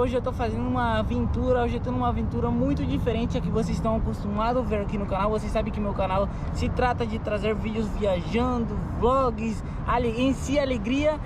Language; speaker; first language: Portuguese; non-native, fluent; Spanish